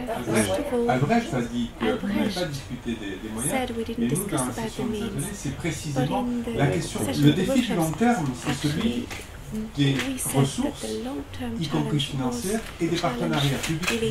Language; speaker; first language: French; native; French